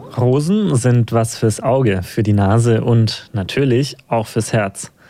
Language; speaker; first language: German; native; German